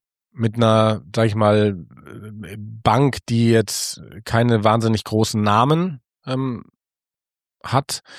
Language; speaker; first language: German; native; German